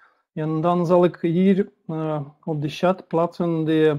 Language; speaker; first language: Dutch; non-native, learner; Russian